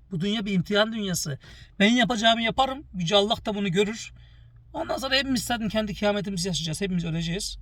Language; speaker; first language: Turkish; early bilingual, heritage; Turkish